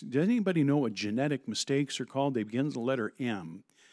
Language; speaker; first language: English; native; English